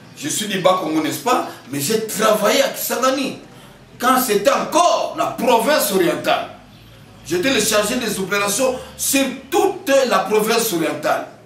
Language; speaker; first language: French; non-native, local second language; Kongo